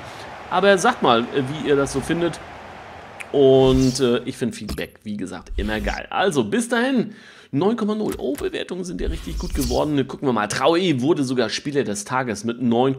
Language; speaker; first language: German; native; German